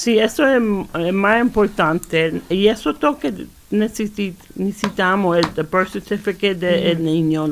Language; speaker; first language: Spanish; early bilingual, heritage; Spanish